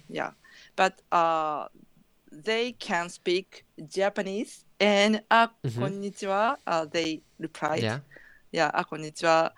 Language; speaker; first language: English; non-native, learner; Japanese